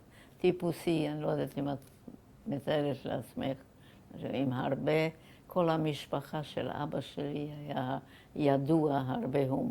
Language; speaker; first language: Hebrew; non-native, fluent; German